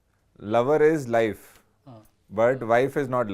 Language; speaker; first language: Kannada; non-native, local second language; Punjabi